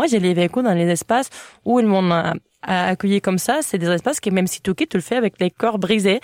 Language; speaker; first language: French; non-native, fluent; Spanish